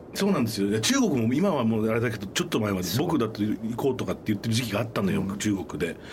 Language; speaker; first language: Japanese; native; Japanese